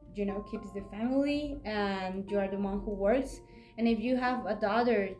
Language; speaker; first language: English; non-native, fluent; Spanish